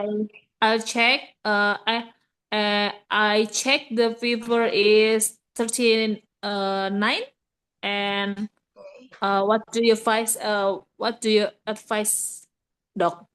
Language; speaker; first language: English; non-native, learner; Indonesian